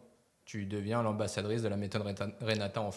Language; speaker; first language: French; native; French